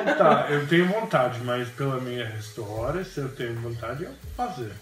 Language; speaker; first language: Portuguese; non-native, fluent; English